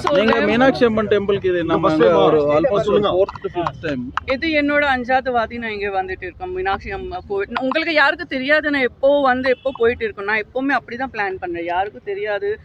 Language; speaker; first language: Tamil; non-native, fluent; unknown